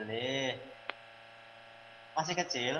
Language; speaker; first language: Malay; non-native, local second language; Javanese